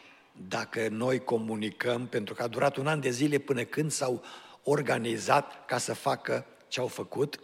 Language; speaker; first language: Romanian; native; Romanian